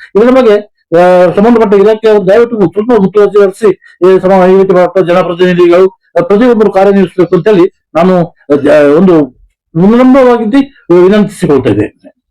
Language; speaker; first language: Kannada; non-native, local second language; Kodava